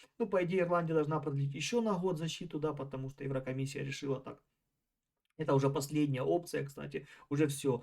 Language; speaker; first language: Russian; native; Russian